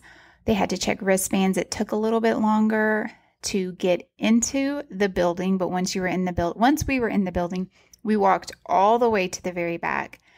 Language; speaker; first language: English; native; English